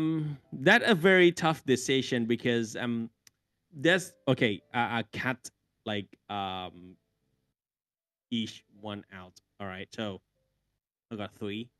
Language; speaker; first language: English; non-native, fluent; Thai